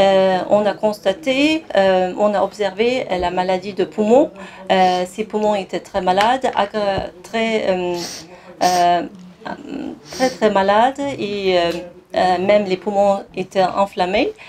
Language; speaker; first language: French; non-native, fluent; Kazakh